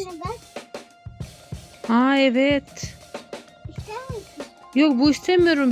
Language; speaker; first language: Turkish; non-native, learner; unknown